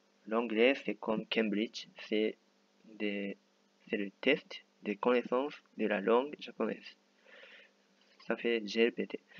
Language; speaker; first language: French; non-native, fluent; Japanese